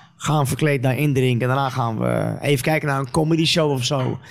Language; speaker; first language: Dutch; native; Dutch